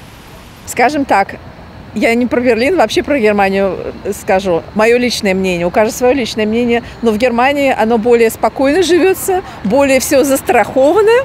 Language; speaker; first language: Russian; native; Russian